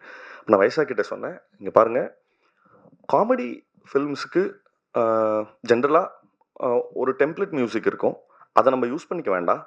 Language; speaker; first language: Tamil; native; Tamil